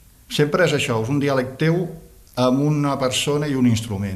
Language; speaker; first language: Catalan; native; Catalan